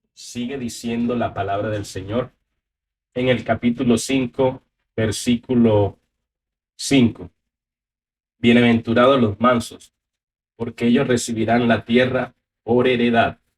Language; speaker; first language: Spanish; native; Spanish